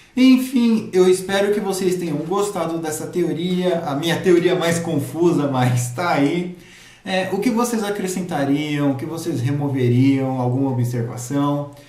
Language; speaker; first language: Portuguese; native; Portuguese